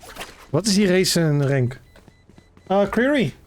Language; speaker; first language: Dutch; native; Dutch